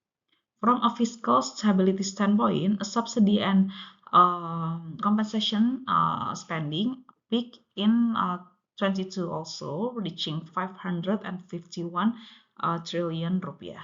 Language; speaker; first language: English; non-native, local second language; Indonesian